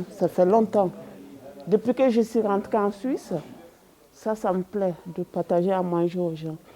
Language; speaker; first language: French; non-native, fluent; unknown